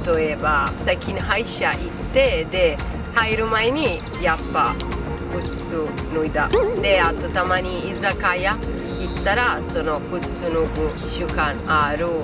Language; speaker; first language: Japanese; non-native, fluent; Italian